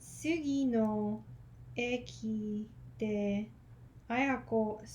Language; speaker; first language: Japanese; non-native, learner; English